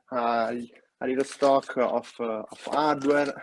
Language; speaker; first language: English; non-native, learner; Italian